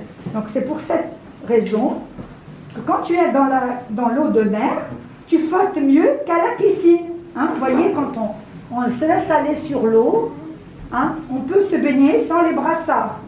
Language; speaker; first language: French; non-native, local second language; Arabic